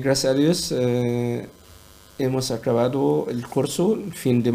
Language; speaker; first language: Spanish; non-native, learner; Arabic